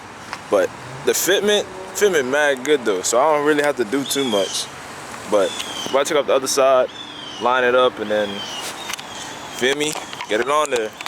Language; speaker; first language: English; native; English